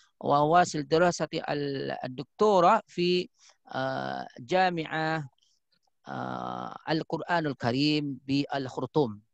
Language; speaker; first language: Arabic; non-native, fluent; Indonesian